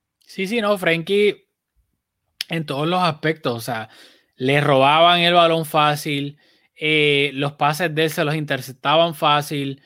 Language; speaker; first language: Spanish; native; Spanish